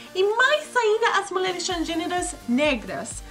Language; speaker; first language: Portuguese; non-native, fluent; English